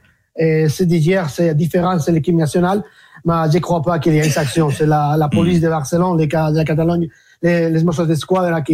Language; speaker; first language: French; non-native, fluent; Spanish